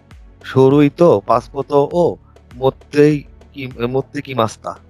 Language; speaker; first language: Japanese; non-native, learner; Bangla